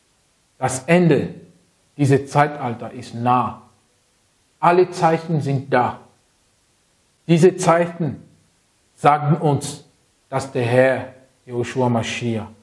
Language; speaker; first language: German; non-native, fluent; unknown